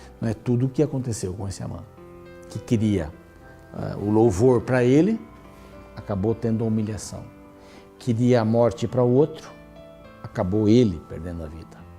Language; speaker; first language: Portuguese; native; Portuguese